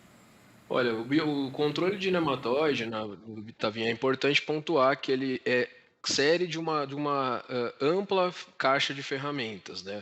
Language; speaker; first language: Portuguese; native; Portuguese